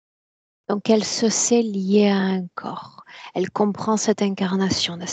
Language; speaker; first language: French; native; French